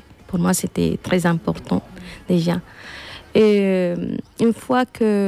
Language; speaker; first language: French; non-native, fluent; Spanish